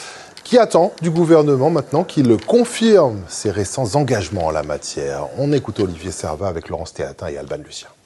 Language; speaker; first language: French; native; French